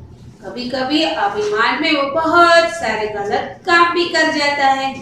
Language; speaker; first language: Hindi; non-native, local second language; Gujarati